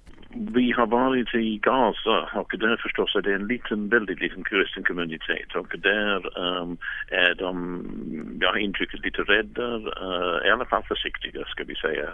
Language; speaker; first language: Swedish; non-native, fluent; English